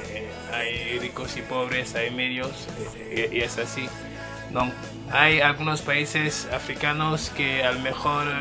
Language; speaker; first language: Spanish; non-native, fluent; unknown